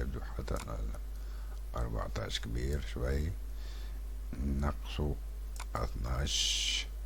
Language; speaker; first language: Arabic; native; Arabic